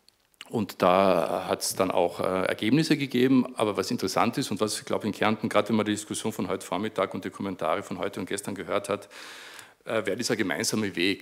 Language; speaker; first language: German; native; German